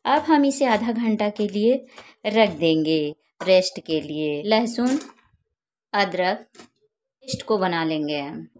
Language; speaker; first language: Hindi; native; Hindi